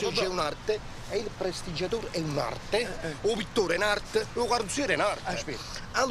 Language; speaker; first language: Italian; native; Italian